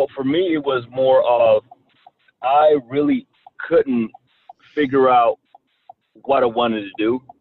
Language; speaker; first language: English; early bilingual, other home language; Kinyarwanda